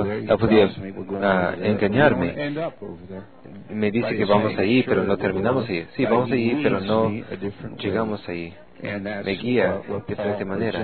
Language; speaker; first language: Spanish; non-native, learner; English